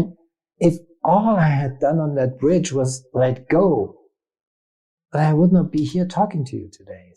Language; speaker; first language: English; non-native, fluent; German